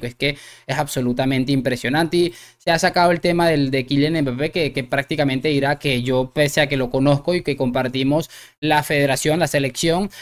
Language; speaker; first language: Spanish; native; Spanish